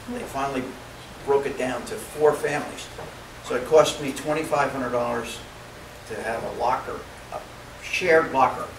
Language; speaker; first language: English; native; English